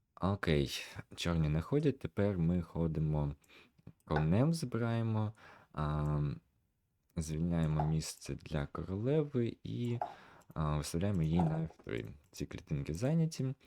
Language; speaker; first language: Ukrainian; native; Ukrainian